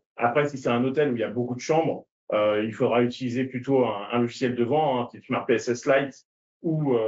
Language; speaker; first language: French; native; French